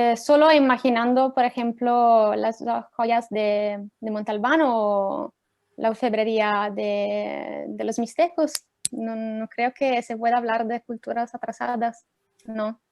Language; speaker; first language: Spanish; non-native, fluent; Italian